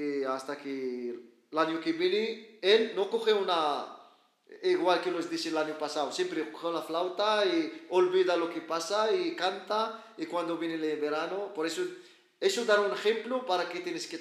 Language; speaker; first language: Spanish; non-native, learner; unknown